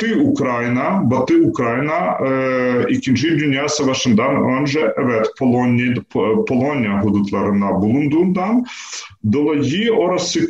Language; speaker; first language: Turkish; non-native, fluent; Ukrainian